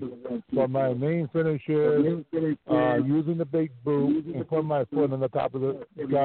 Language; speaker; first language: English; native; English